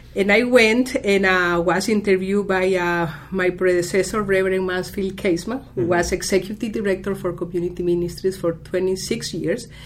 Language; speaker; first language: English; non-native, fluent; Spanish